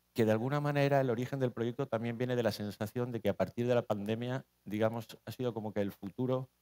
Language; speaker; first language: Spanish; native; Spanish